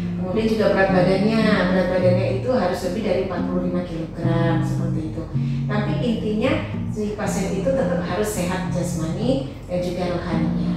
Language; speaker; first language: Indonesian; native; Indonesian